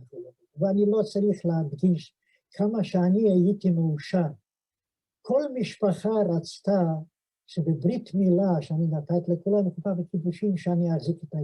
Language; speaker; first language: Hebrew; non-native, fluent; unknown